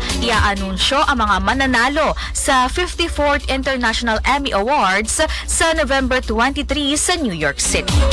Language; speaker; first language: Filipino; native; Filipino